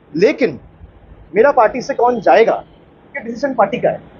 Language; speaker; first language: Hindi; non-native, local second language; Bangla